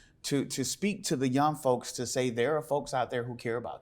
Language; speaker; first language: English; native; English